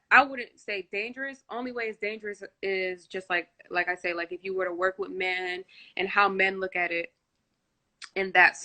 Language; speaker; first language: English; native; English